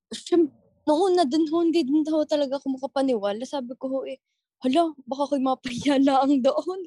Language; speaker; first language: Filipino; native; Filipino